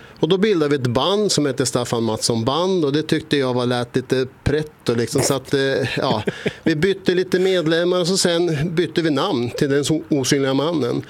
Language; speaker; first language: Swedish; native; Swedish